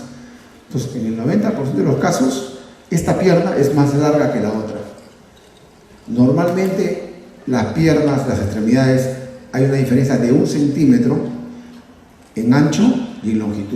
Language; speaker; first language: Spanish; native; Spanish